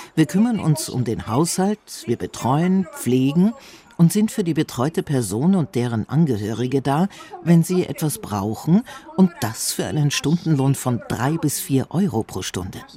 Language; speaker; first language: German; non-native, fluent; Slovak